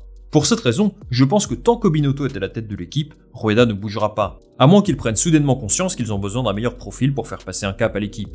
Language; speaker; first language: French; native; French